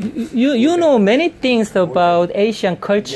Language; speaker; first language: English; non-native, learner; Korean